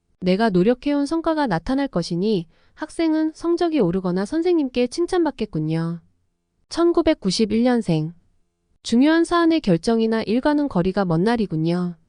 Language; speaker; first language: Korean; native; Korean